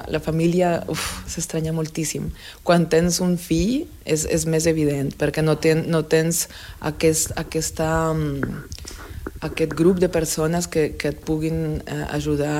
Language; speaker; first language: Catalan; non-native, fluent; Spanish